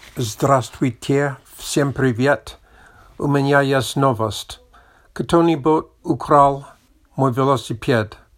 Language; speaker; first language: Russian; non-native, learner; English